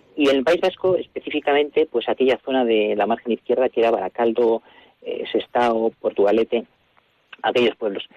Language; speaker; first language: Spanish; native; Spanish